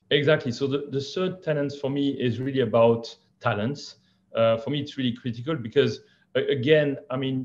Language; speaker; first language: English; non-native, fluent; French